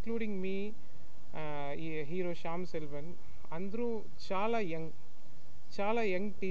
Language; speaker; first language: Telugu; non-native, learner; Tamil